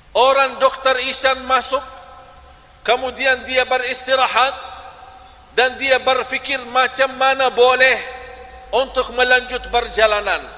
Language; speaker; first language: Malay; non-native, fluent; Arabic